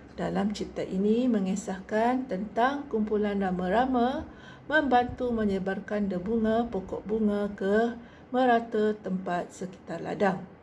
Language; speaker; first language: Malay; native; Malay